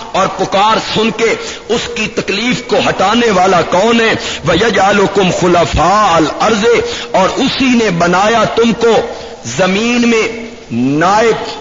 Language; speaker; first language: Urdu; non-native, local second language; Punjabi